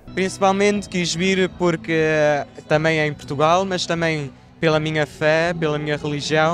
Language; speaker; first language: Portuguese; early bilingual, heritage; Portuguese